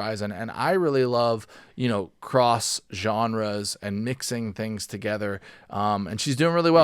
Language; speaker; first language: English; native; English